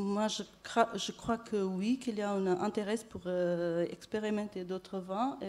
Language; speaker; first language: French; non-native, fluent; Portuguese